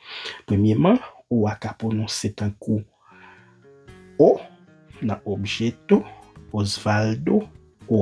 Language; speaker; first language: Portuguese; non-native, fluent; Haitian Creole